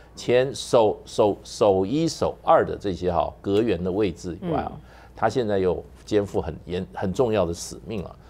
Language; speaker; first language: Chinese; native; Chinese